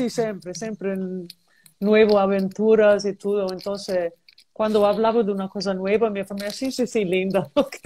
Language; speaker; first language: Spanish; non-native, learner; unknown